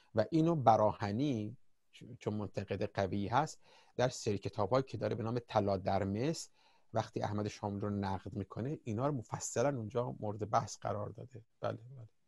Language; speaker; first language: Persian; native; Persian